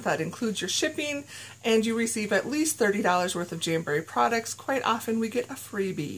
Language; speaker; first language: English; native; English